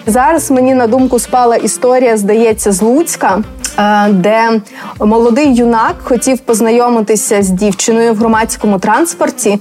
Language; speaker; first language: Ukrainian; native; Ukrainian